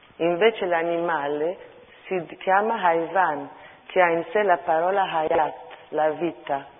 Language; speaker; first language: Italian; early bilingual, other home language; Armenian